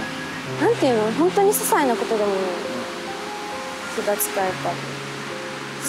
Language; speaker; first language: Japanese; native; Japanese